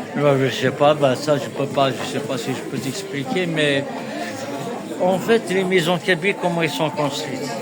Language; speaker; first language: French; non-native, local second language; Kabyle